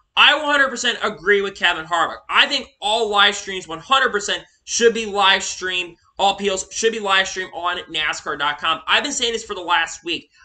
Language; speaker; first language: English; native; English